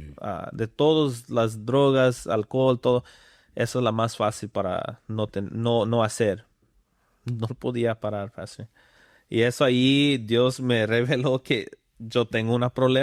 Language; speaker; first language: Spanish; early bilingual, other home language; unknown